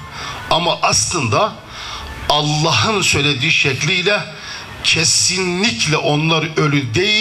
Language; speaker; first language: Turkish; native; Turkish